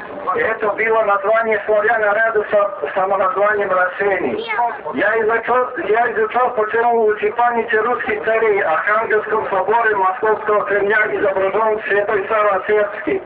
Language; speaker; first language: Russian; non-native, fluent; Serbian